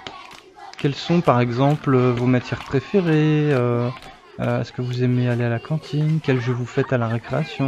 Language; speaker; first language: French; native; French